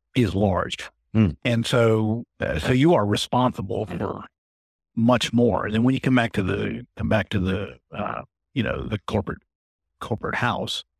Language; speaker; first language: English; native; English